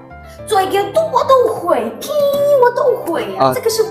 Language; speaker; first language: Chinese; non-native, learner; Ukrainian